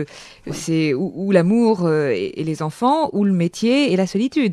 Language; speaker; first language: French; native; French